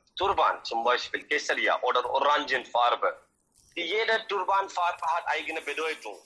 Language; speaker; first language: German; non-native, learner; Hindi